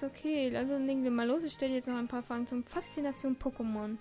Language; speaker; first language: German; native; German